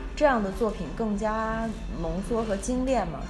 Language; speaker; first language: Chinese; native; Chinese